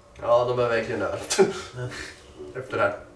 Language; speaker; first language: Swedish; native; Swedish